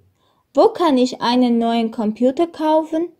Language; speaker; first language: German; non-native, fluent; Armenian